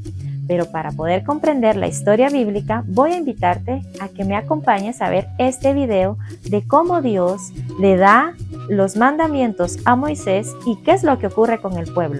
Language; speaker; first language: Spanish; native; Spanish